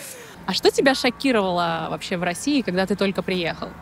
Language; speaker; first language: Russian; native; Russian